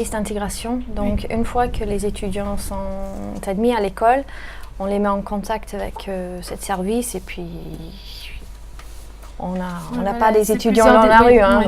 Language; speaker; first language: French; native; French